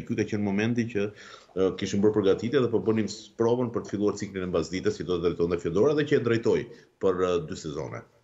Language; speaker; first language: Albanian; native; Albanian